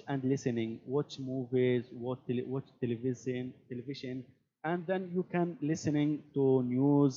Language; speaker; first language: English; non-native, learner; Arabic